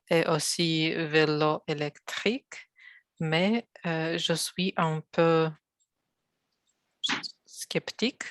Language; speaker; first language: French; non-native, learner; Russian